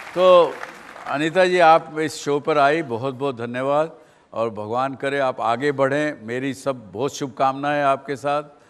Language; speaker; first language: Hindi; native; Hindi